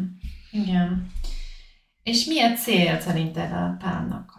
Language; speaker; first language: Hungarian; non-native, learner; English